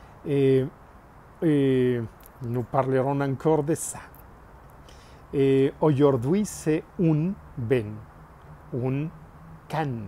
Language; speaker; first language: French; non-native, learner; Spanish